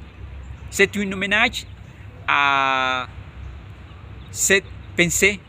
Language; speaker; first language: French; non-native, learner; Spanish